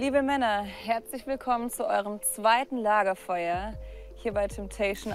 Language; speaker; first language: German; native; German